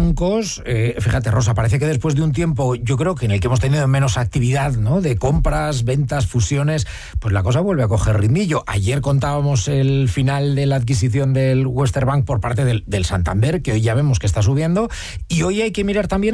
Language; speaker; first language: Spanish; native; Spanish